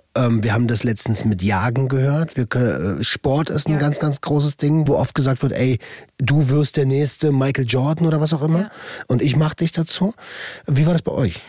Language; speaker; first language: German; native; German